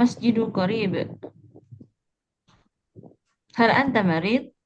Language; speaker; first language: Arabic; non-native, learner; Indonesian